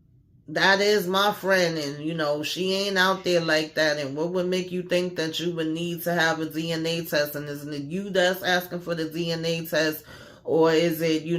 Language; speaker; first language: English; native; English